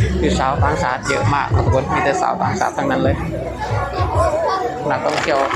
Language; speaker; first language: Thai; non-native, local second language; Lao